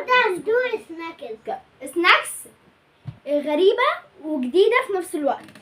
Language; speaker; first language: Arabic; native; Arabic